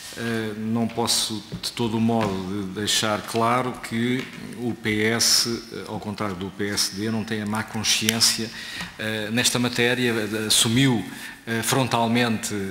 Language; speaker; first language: Portuguese; native; Portuguese